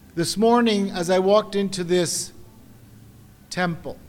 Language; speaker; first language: English; early bilingual, other home language; Spanish